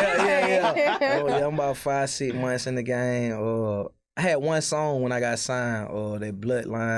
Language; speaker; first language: English; native; English